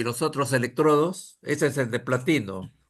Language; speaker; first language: Spanish; native; Spanish